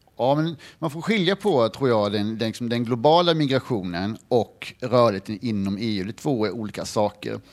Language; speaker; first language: Swedish; native; Swedish